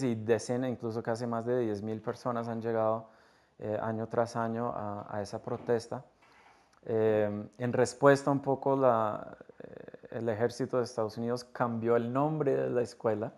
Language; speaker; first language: Spanish; non-native, fluent; English